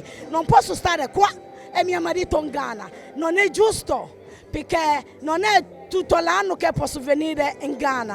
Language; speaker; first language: Italian; non-native, fluent; Akan